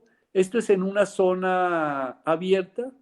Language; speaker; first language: Spanish; native; Spanish